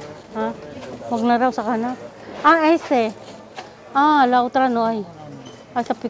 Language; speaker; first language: Spanish; non-native, learner; Filipino